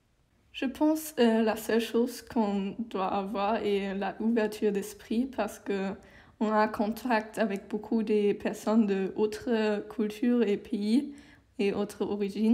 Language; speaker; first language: French; non-native, learner; German